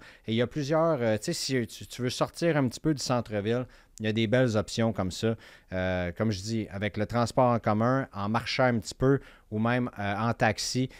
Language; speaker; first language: French; native; French